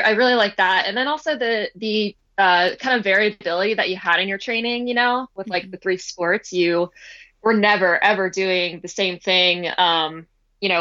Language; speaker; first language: English; native; English